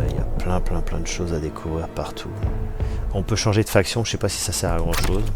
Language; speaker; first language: French; native; French